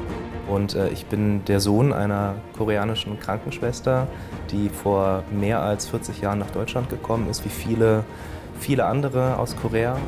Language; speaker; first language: German; early bilingual, other home language; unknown